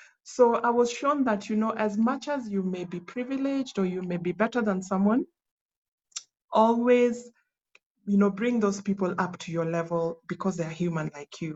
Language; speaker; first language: English; non-native, local second language; Luo (Kenya and Tanzania)